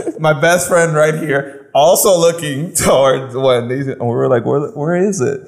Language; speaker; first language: English; native; English